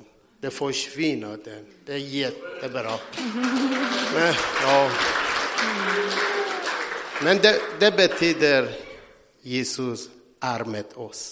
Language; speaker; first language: Swedish; non-native, learner; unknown